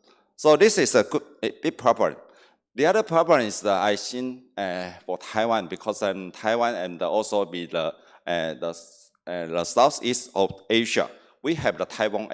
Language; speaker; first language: English; non-native, learner; Chinese